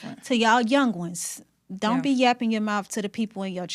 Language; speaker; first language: English; native; English